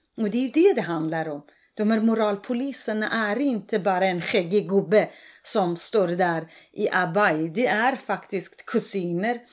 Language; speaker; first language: Swedish; non-native, fluent; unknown